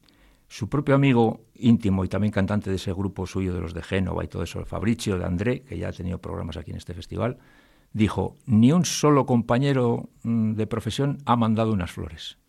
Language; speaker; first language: Spanish; native; Spanish